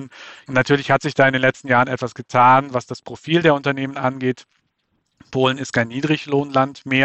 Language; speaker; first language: German; native; German